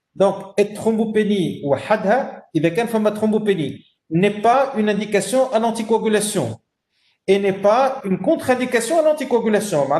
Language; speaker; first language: French; non-native, local second language; Arabic